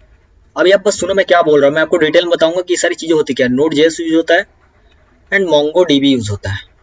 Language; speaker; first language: Hindi; native; Hindi